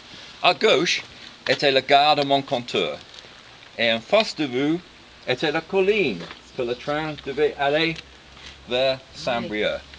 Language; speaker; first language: French; non-native, learner; English